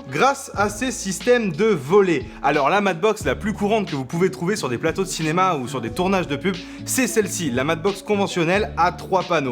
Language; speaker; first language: French; native; French